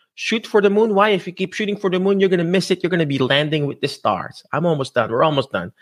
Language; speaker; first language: English; non-native, local second language; Filipino